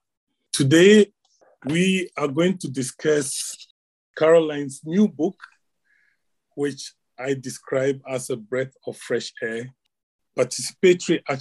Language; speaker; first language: English; non-native, local second language; Ewe